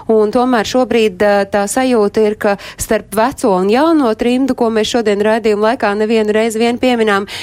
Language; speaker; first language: Latvian; native; Latvian